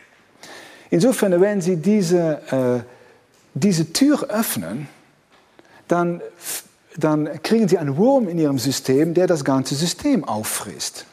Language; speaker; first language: German; non-native, fluent; Dutch